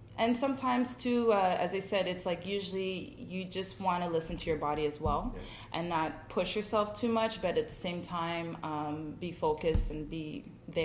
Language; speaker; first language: English; native; English